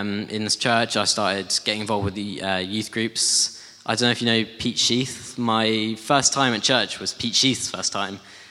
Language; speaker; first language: English; native; English